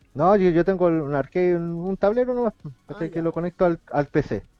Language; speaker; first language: Spanish; native; Spanish